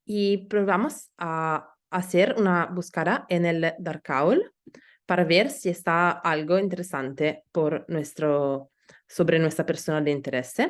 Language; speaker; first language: Spanish; non-native, learner; Italian